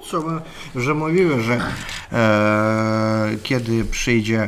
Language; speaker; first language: Polish; non-native, learner; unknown